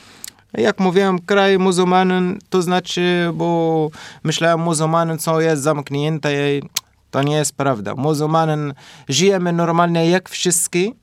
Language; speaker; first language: Polish; non-native, learner; Arabic